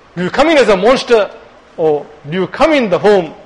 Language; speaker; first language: English; native; English